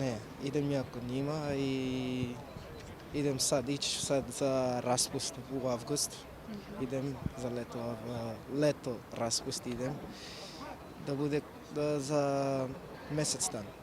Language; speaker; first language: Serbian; non-native, learner; Portuguese